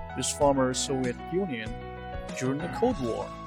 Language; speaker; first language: English; non-native, fluent; Chinese